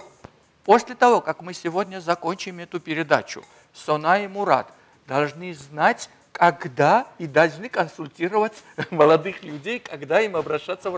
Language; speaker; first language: Russian; non-native, fluent; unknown